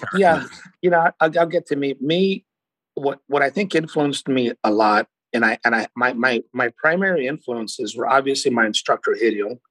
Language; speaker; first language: English; early bilingual, other home language; Portuguese